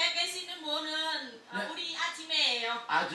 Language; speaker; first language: Korean; non-native, learner; Vietnamese